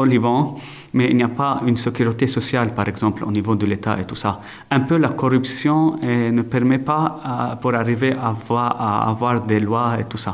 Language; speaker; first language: French; non-native, local second language; Arabic